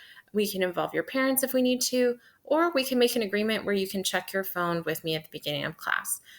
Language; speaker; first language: English; native; English